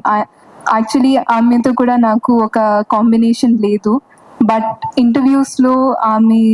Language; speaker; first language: Telugu; non-native, fluent; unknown